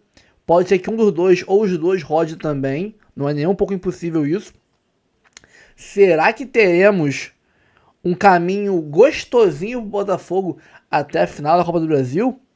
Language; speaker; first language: Portuguese; native; Portuguese